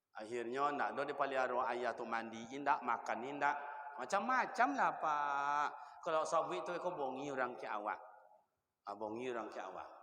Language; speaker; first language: Malay; non-native, local second language; Minangkabau